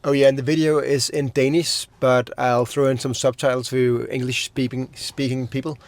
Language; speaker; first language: English; non-native, fluent; Danish